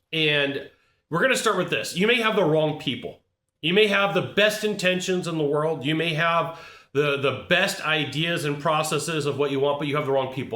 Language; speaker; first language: English; native; English